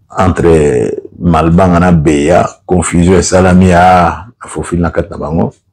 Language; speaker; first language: Lingala; non-native, local second language; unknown